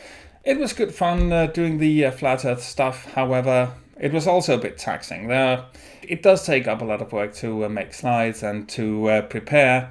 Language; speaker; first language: English; non-native, fluent; Danish